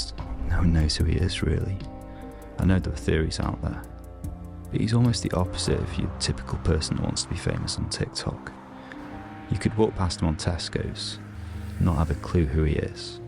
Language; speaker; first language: English; native; English